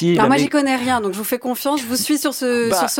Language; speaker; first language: French; native; French